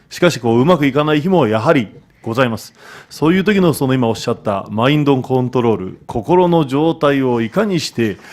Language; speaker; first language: Japanese; native; Japanese